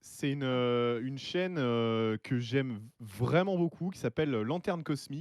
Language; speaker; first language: French; native; French